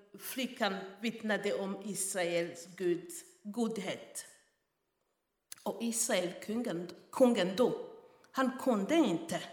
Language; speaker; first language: Swedish; non-native, fluent; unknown